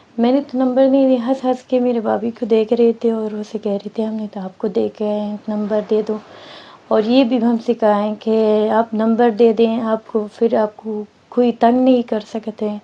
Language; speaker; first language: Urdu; non-native, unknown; Persian